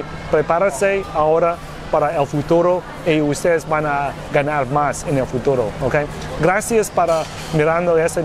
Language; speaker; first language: Spanish; non-native, learner; English